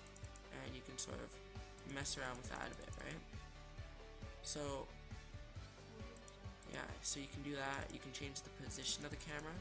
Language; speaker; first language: English; native; English